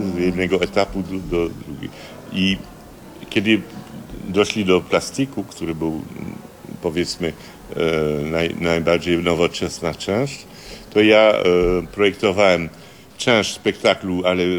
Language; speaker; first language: Polish; early bilingual, heritage; Polish